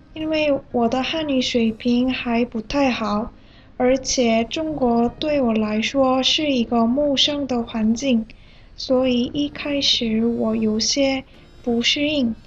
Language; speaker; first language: Chinese; non-native, learner; Korean